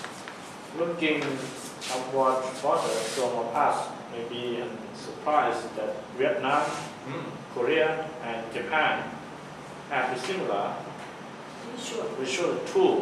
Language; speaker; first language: English; non-native, learner; Thai